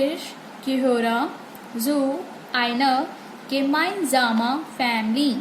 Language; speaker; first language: German; non-native, learner; Hindi